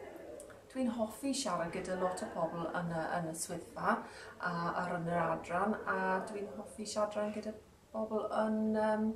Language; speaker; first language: Welsh; non-native, learner; English